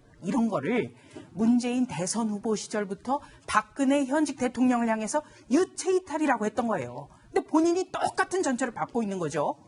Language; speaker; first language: Korean; native; Korean